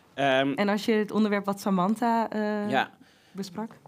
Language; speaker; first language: Dutch; native; Dutch